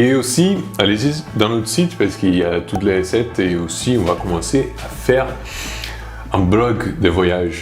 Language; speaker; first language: French; non-native, fluent; Portuguese